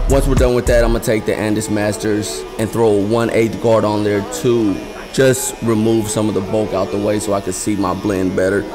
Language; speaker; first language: English; native; English